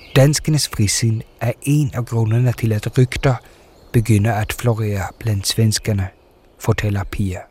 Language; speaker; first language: Danish; early bilingual, heritage; Danish